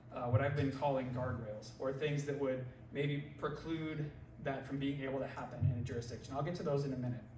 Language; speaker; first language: English; native; English